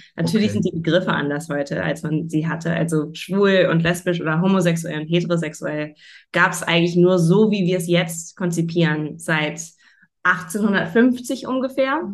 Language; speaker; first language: German; early bilingual, heritage; German